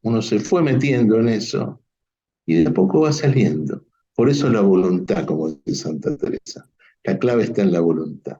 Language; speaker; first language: Spanish; native; Spanish